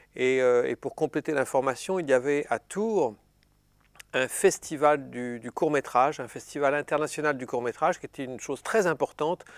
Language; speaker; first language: French; native; French